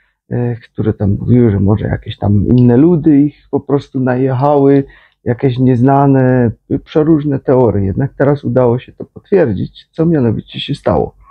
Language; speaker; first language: Polish; native; Polish